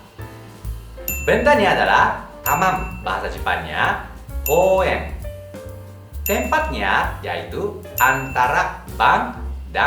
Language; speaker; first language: Indonesian; non-native, fluent; Japanese